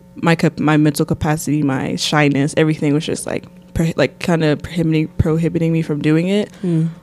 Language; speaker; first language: English; native; English